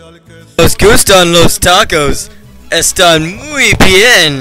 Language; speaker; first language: Spanish; non-native, learner; English